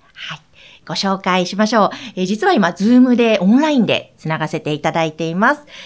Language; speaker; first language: Japanese; native; Japanese